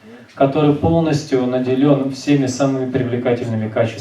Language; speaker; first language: Russian; native; Russian